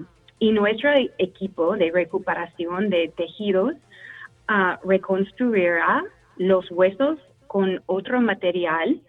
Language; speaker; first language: Spanish; non-native, fluent; English